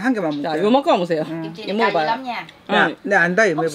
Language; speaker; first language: Korean; native; Korean